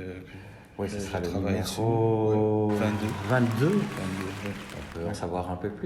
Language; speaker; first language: French; native; French